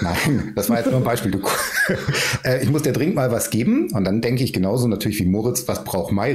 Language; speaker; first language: German; native; German